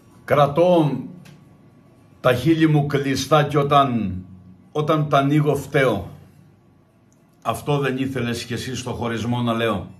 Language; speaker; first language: Greek; native; Greek